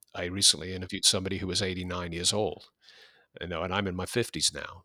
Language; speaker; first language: English; native; English